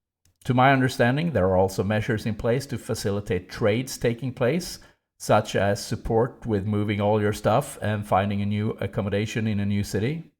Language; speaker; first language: English; non-native, fluent; Swedish